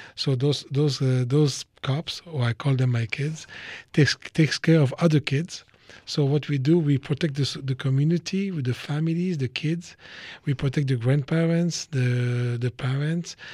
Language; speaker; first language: English; non-native, fluent; French